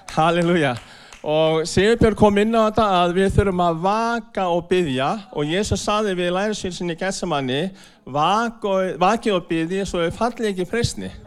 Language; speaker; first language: Icelandic; non-native, fluent; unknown